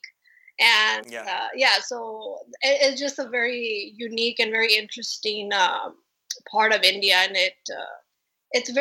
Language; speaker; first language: English; early bilingual, other home language; Spanish